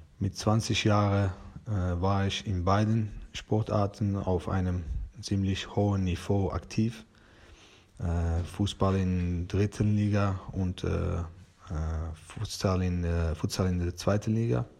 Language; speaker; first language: German; non-native, fluent; Persian